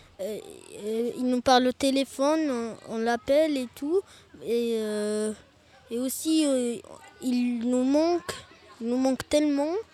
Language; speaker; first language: French; non-native, local second language; Arabic